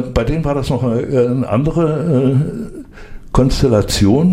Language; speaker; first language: German; native; German